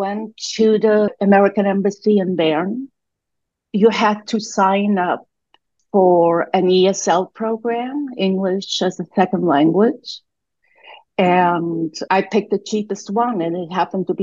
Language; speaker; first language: English; non-native, fluent; Swiss German